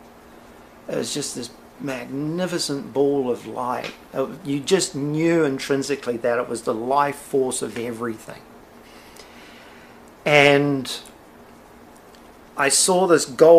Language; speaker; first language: English; native; English